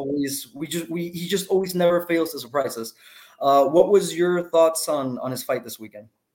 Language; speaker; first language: English; non-native, fluent; Spanish